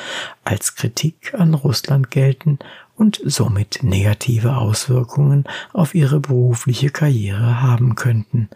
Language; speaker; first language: German; native; German